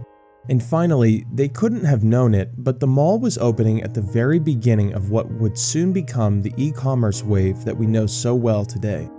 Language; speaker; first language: English; native; English